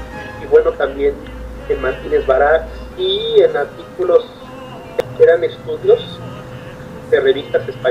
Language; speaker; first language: Spanish; native; Spanish